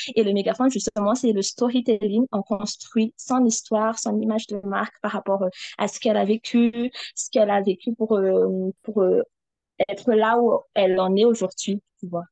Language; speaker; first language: French; non-native, local second language; Malagasy